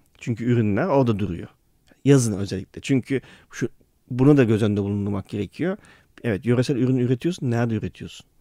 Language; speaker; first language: Turkish; early bilingual, heritage; Turkish